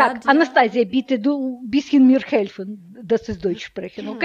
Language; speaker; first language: German; non-native, learner; Russian